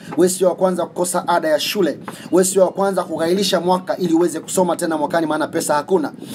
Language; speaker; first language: Swahili; native; Swahili